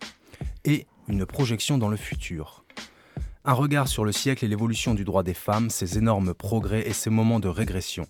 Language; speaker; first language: French; native; French